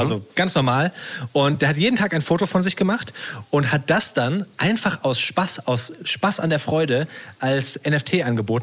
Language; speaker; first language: German; native; German